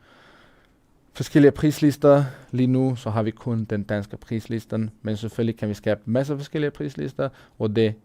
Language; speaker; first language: Danish; non-native, fluent; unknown